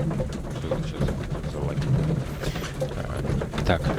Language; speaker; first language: Russian; native; Russian